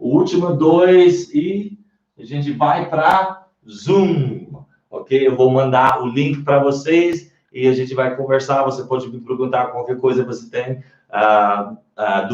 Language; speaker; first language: Portuguese; non-native, fluent; English